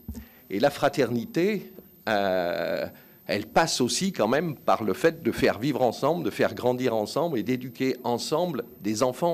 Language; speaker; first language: French; native; French